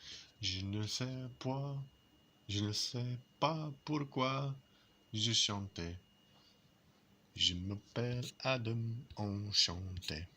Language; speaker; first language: French; non-native, learner; English